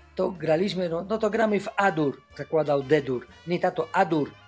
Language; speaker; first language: Polish; non-native, fluent; Spanish